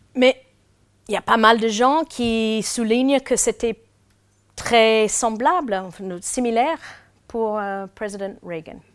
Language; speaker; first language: French; non-native, fluent; English